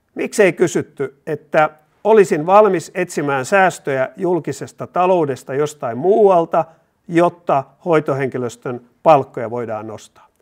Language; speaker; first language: Finnish; native; Finnish